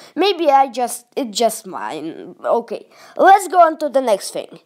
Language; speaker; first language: English; non-native, fluent; Russian